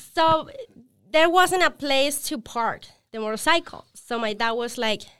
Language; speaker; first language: English; non-native, learner; Spanish